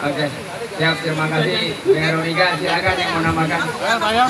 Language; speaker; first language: Indonesian; native; Indonesian